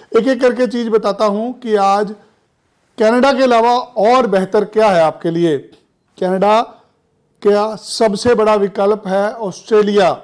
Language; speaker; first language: Hindi; non-native, local second language; Punjabi